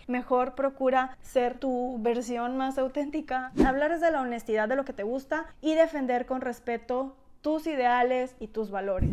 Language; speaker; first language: Spanish; native; Spanish